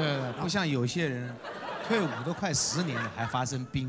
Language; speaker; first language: Chinese; native; Chinese